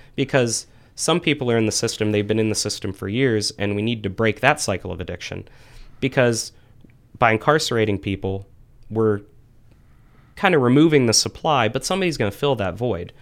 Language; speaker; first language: English; native; English